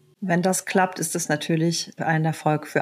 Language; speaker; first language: German; native; German